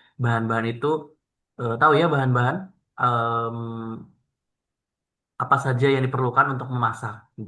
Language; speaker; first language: Indonesian; native; Indonesian